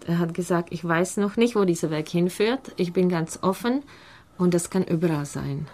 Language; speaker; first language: German; non-native, fluent; Czech